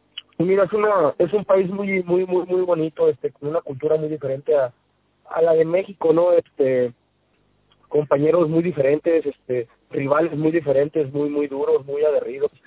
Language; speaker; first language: Spanish; native; Spanish